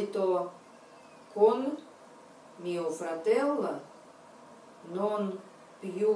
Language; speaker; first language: Italian; non-native, learner; Russian